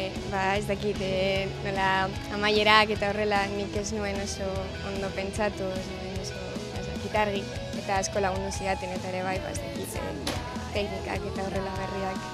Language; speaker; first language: Basque; non-native, local second language; Spanish